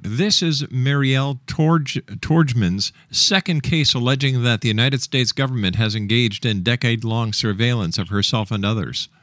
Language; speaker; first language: English; native; English